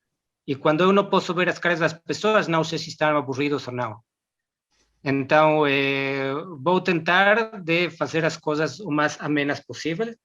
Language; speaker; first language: Portuguese; non-native, learner; Spanish